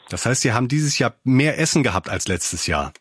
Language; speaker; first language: German; native; German